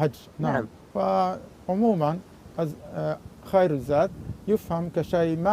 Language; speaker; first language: Arabic; non-native, fluent; Japanese